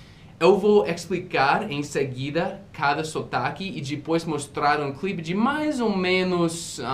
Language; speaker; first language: Portuguese; non-native, fluent; English